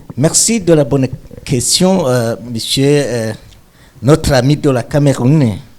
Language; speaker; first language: French; non-native, local second language; Rundi